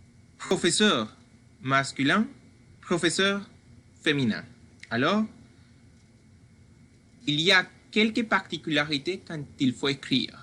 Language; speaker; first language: French; non-native, fluent; Spanish